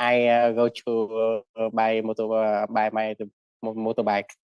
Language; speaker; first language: English; non-native, learner; Vietnamese